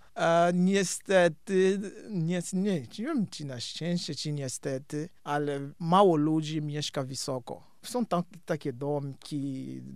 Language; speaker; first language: Polish; non-native, fluent; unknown